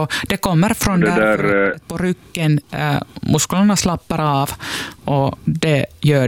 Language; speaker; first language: Swedish; non-native, local second language; Finnish